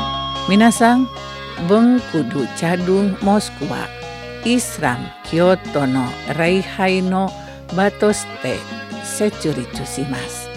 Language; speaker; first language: Japanese; non-native, learner; Indonesian